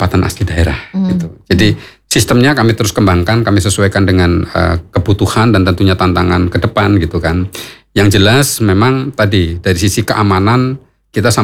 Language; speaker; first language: Indonesian; non-native, local second language; Javanese